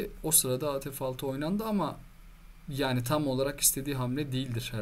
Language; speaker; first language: Turkish; native; Turkish